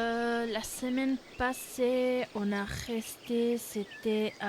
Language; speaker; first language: French; non-native, fluent; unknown